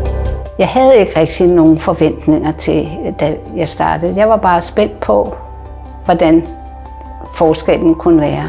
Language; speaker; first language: Danish; native; Danish